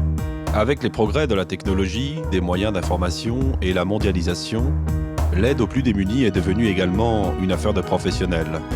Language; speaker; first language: French; native; French